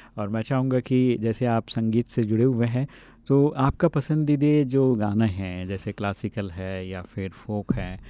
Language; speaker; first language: Hindi; native; Hindi